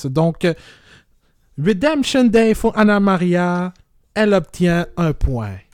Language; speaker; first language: French; native; French